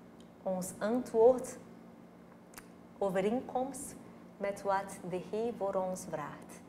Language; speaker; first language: Dutch; non-native, fluent; Portuguese